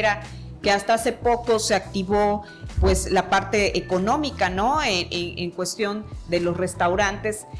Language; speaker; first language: Spanish; native; Spanish